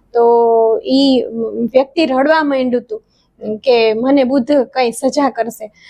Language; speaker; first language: Gujarati; native; Gujarati